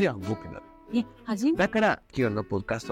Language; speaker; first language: Japanese; non-native, learner; Spanish